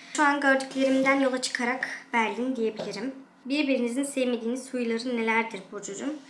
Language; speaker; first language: Turkish; early bilingual, heritage; Turkish